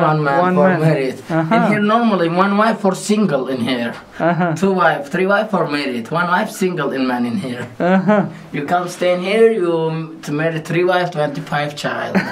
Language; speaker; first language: English; non-native, learner; Arabic